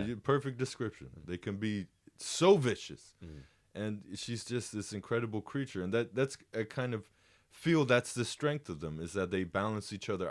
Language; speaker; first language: English; native; English